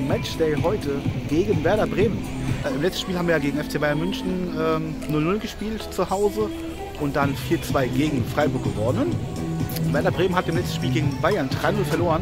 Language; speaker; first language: German; native; German